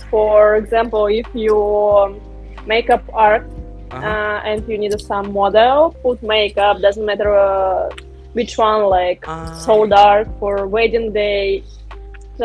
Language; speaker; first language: English; non-native, learner; Russian